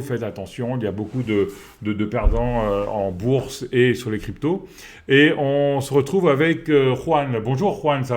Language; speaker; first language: French; native; French